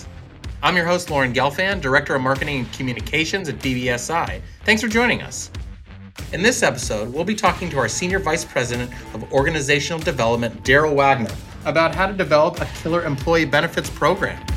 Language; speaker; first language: English; native; English